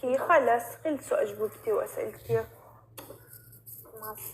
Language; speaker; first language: Arabic; native; Arabic